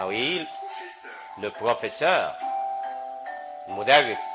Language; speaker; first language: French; non-native, fluent; Arabic